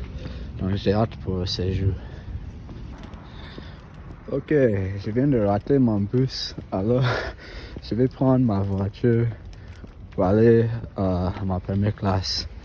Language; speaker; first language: French; non-native, fluent; English